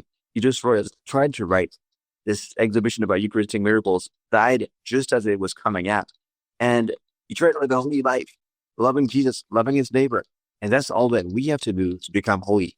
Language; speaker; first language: English; non-native, fluent; French